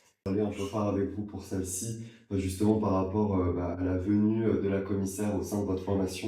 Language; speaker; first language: French; native; French